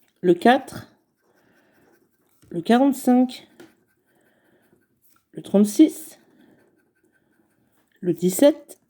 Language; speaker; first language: French; native; French